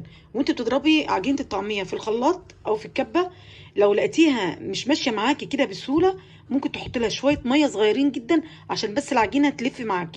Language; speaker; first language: Arabic; native; Arabic